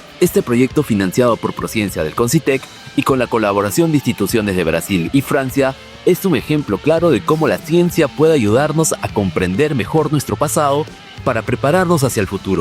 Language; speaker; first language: Spanish; native; Spanish